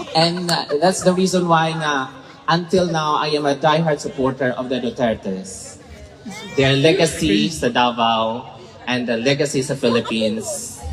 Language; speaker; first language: English; non-native, local second language; Cebuano